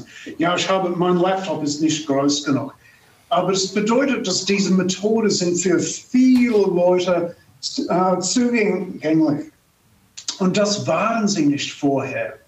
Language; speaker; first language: German; non-native, fluent; English